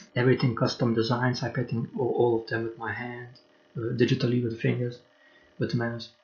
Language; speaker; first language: English; non-native, fluent; Lithuanian